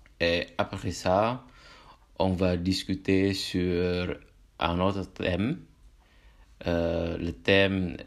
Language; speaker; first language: French; non-native, learner; Indonesian